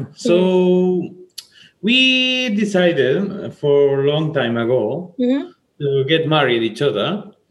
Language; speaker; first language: English; non-native, fluent; Spanish